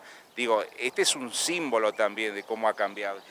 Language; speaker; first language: Spanish; native; Spanish